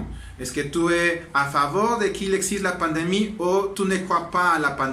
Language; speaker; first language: French; non-native, learner; Spanish